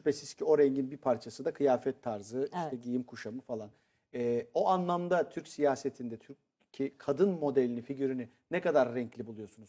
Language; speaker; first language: Turkish; native; Turkish